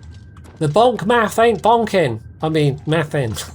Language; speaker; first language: English; native; English